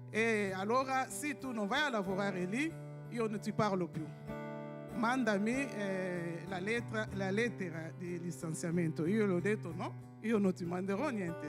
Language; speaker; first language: Italian; non-native, fluent; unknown